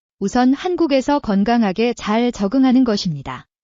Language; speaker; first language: Korean; non-native, learner; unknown